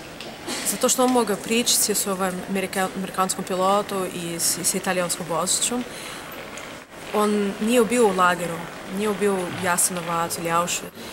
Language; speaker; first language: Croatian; non-native, learner; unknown